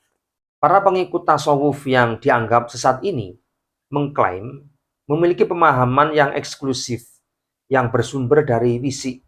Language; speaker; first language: Indonesian; native; Indonesian